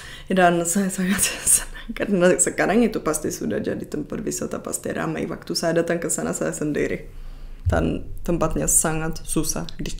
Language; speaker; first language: Indonesian; non-native, fluent; Czech